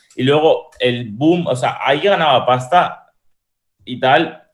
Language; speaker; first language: Spanish; native; Spanish